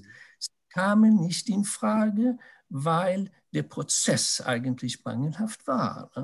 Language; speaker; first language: German; non-native, fluent; Swedish